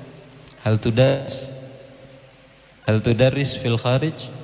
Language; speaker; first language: Arabic; non-native, fluent; Indonesian